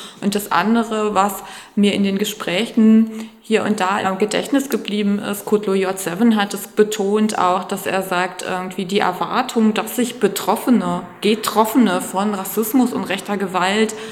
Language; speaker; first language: German; native; German